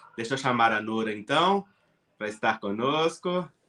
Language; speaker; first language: Portuguese; native; Portuguese